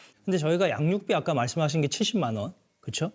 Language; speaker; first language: Korean; native; Korean